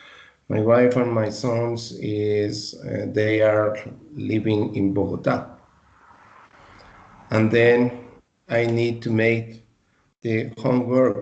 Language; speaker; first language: English; non-native, learner; Spanish